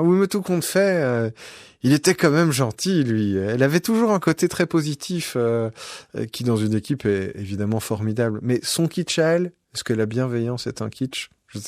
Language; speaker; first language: French; native; French